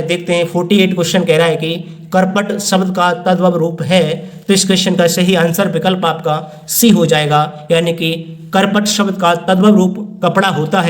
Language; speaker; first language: Hindi; native; Hindi